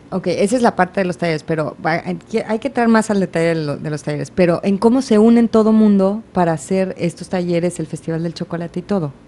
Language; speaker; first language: Spanish; native; Spanish